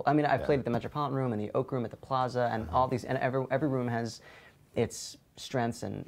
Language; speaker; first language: English; native; English